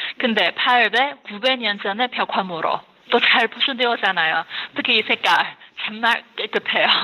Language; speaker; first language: Korean; non-native, fluent; Chinese